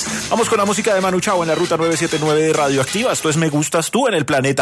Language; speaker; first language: Spanish; native; Spanish